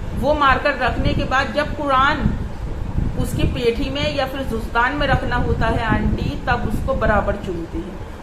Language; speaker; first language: Urdu; native; Urdu